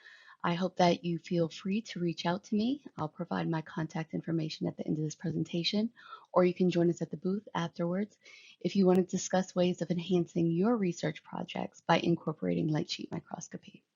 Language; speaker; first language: English; native; English